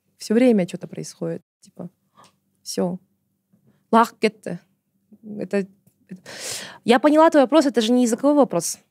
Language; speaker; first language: Russian; non-native, local second language; Kazakh